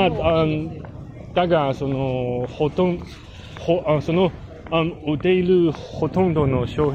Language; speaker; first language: Japanese; non-native, learner; English